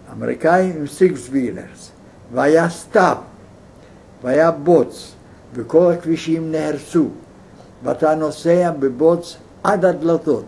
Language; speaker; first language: Hebrew; non-native, fluent; Yiddish